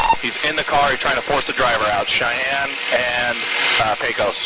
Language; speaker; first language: English; native; English